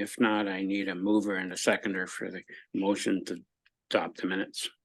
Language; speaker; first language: English; native; English